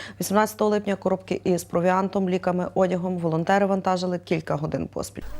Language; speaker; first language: Ukrainian; native; Ukrainian